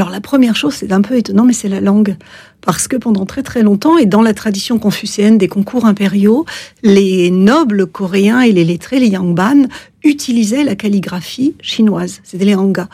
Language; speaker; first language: French; native; French